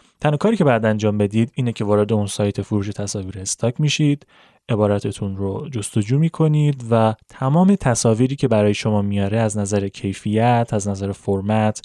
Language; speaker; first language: Persian; native; Persian